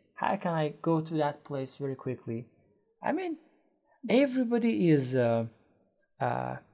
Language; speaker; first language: English; non-native, fluent; Persian